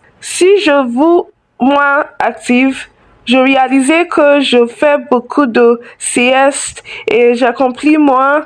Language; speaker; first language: French; non-native, learner; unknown